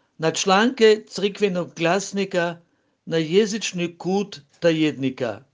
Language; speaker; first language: Croatian; native; Croatian